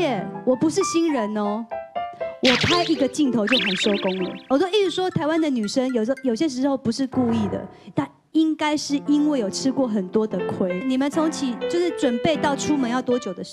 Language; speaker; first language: Chinese; native; Chinese